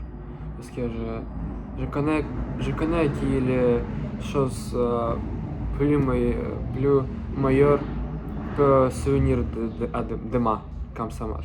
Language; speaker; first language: French; non-native, learner; Russian